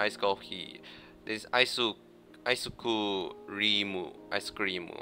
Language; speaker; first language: Japanese; non-native, learner; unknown